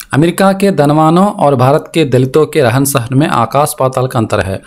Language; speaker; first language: Hindi; non-native, local second language; Telugu